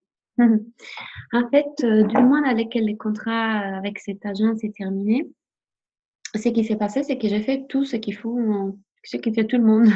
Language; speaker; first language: French; non-native, fluent; Italian